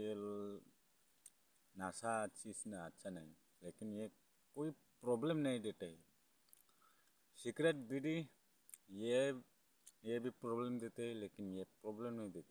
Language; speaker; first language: Hindi; non-native, local second language; Garo